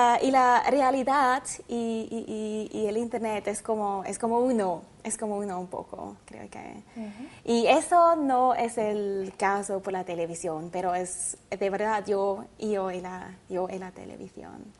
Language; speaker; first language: Spanish; non-native, learner; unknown